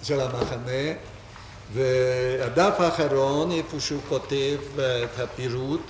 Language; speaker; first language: Hebrew; non-native, fluent; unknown